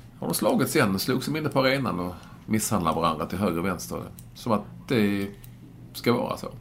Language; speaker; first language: Swedish; native; Swedish